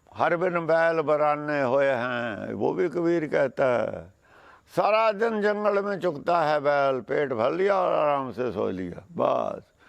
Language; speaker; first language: Hindi; non-native, local second language; Punjabi